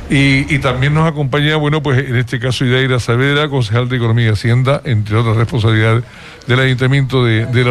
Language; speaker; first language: Spanish; native; Spanish